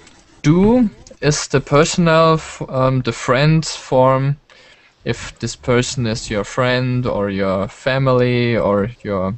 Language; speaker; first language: English; non-native, learner; German